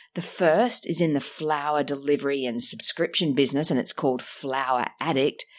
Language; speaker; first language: English; native; English